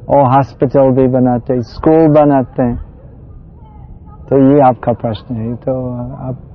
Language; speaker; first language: Hindi; non-native, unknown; English